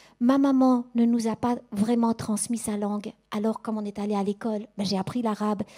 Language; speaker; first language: French; native; French